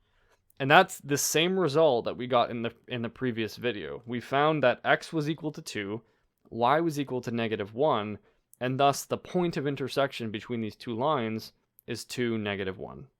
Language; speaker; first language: English; native; English